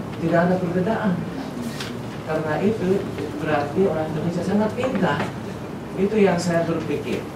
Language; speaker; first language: Indonesian; non-native, fluent; Japanese